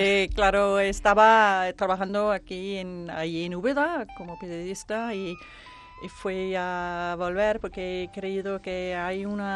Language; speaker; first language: Spanish; non-native, fluent; Danish